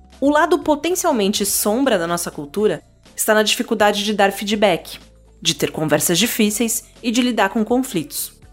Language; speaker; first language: Portuguese; native; Portuguese